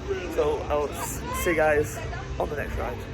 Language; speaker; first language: English; native; English